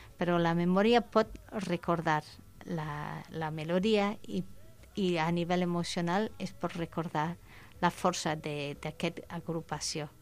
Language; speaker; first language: Catalan; non-native, fluent; English